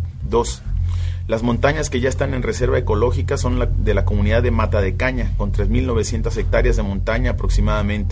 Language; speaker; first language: Spanish; native; Spanish